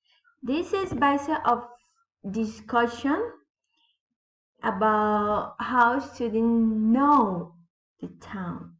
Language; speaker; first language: English; non-native, learner; Spanish